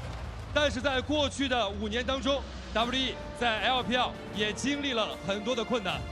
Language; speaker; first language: Chinese; native; Chinese